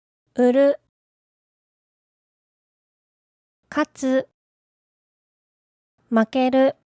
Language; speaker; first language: Japanese; native; Japanese